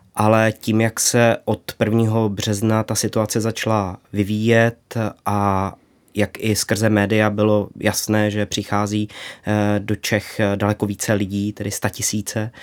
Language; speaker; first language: Czech; native; Czech